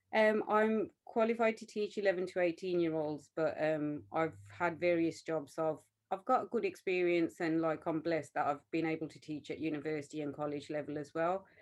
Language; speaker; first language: English; native; English